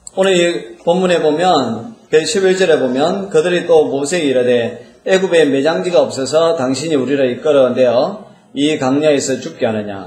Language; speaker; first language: Korean; native; Korean